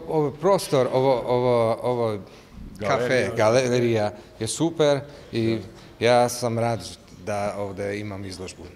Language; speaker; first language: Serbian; non-native, learner; Slovak